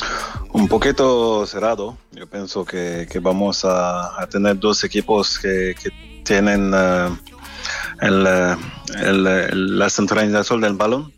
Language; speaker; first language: Spanish; non-native, fluent; French